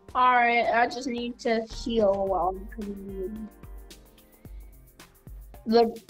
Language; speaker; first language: English; native; English